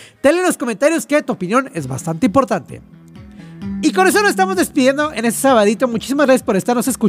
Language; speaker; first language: Spanish; native; Spanish